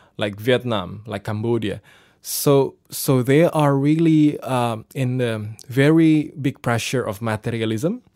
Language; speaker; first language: English; non-native, fluent; Indonesian